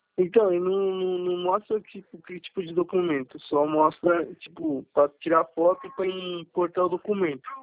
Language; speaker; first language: Portuguese; non-native, fluent; Spanish